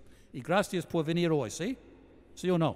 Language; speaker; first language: Spanish; non-native, fluent; English